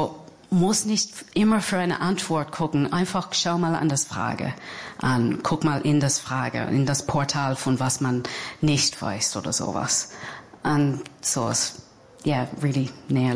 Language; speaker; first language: German; non-native, fluent; English